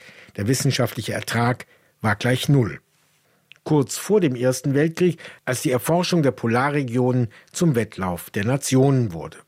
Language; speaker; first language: German; native; German